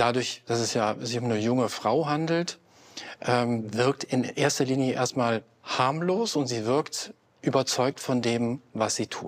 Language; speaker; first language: German; native; German